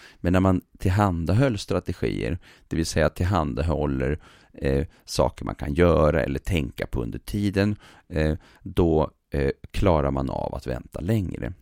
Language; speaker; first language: Swedish; native; Swedish